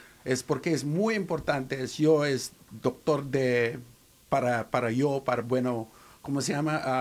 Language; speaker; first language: Spanish; non-native, learner; English